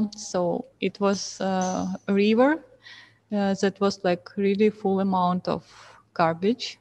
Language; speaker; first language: English; non-native, fluent; Kyrgyz